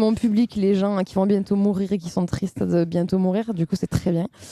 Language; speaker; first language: French; native; French